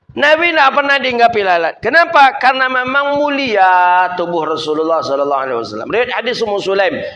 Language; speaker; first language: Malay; non-native, local second language; Minangkabau